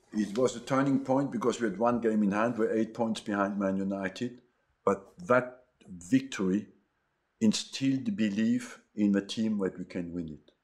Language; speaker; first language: English; non-native, fluent; French